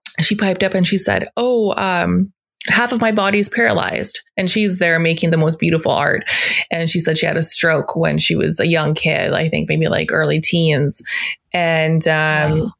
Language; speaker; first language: English; native; English